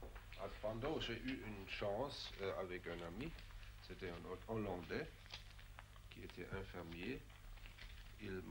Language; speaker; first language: French; non-native, fluent; German